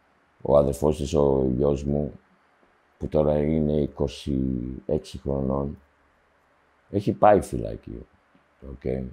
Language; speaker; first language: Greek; early bilingual, heritage; Greek